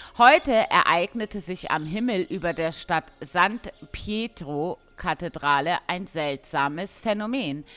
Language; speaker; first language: German; native; German